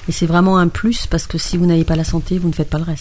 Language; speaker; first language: French; native; French